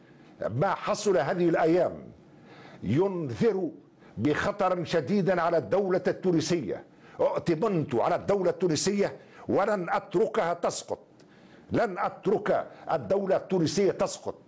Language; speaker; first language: Arabic; native; Arabic